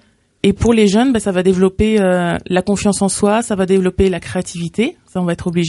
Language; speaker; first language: French; native; French